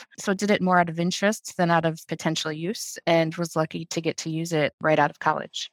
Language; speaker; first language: English; native; English